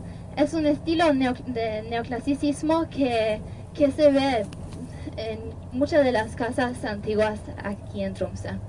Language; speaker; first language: Spanish; non-native, fluent; Norwegian